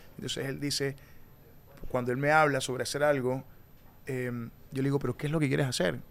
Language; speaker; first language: Spanish; native; Spanish